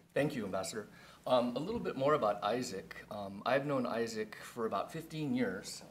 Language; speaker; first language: English; native; English